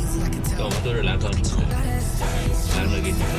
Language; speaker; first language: Chinese; native; Chinese